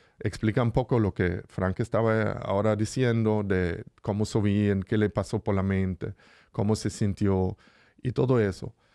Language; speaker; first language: Spanish; non-native, fluent; German